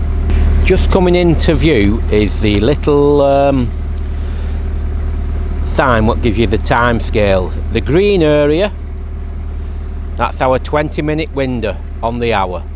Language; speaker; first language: English; native; English